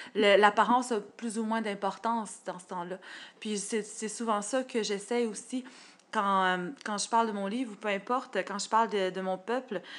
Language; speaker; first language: French; native; French